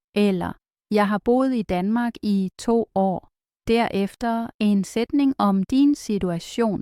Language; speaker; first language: Danish; native; Danish